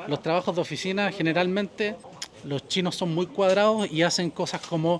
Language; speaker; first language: Spanish; native; Spanish